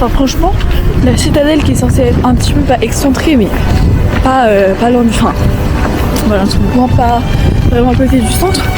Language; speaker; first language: French; native; French